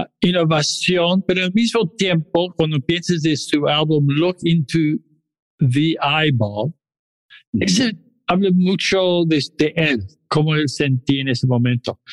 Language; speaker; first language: Spanish; non-native, fluent; English